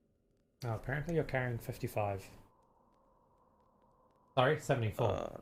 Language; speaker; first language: English; native; English